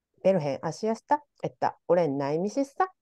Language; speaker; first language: Finnish; non-native, learner; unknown